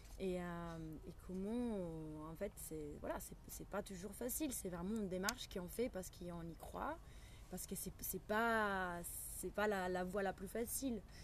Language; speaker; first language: French; non-native, fluent; Italian